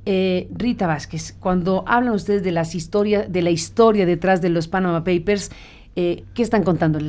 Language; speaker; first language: Spanish; native; Spanish